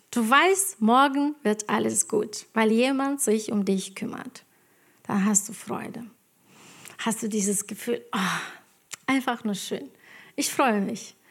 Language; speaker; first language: German; non-native, fluent; Ukrainian